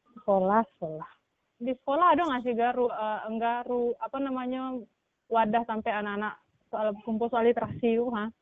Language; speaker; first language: Indonesian; non-native, local second language; Minangkabau